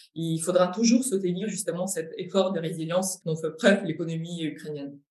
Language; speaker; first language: French; non-native, fluent; Ukrainian